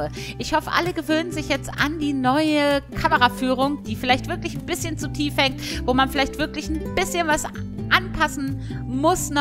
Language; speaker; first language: German; native; German